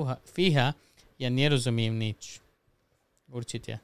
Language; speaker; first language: Czech; non-native, learner; English